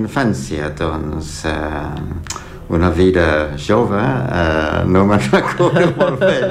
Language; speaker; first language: Catalan; non-native, fluent; English